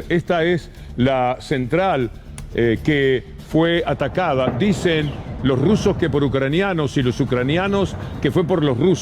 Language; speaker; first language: Spanish; native; Spanish